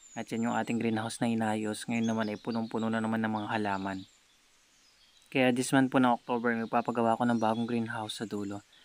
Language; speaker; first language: Filipino; native; Filipino